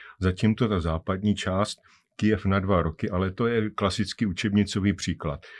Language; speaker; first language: Czech; native; Czech